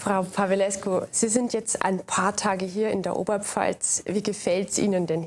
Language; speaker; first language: German; native; German